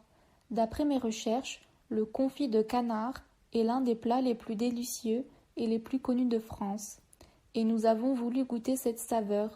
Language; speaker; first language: French; non-native, learner; Turkish